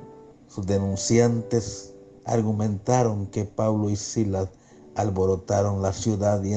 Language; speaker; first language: Spanish; native; Spanish